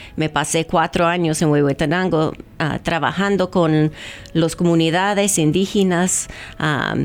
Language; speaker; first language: Spanish; non-native, fluent; English